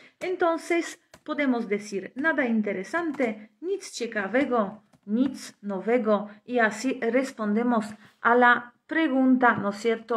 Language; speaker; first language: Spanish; non-native, fluent; Polish